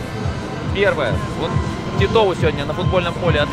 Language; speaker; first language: Russian; native; Russian